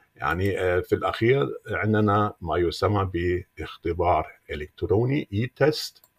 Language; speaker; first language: Arabic; non-native, fluent; German